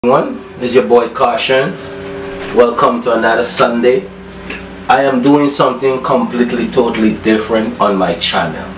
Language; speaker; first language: English; native; English